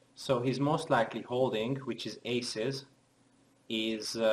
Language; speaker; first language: English; non-native, fluent; Hungarian